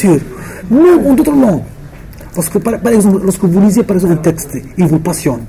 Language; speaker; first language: French; non-native, local second language; Arabic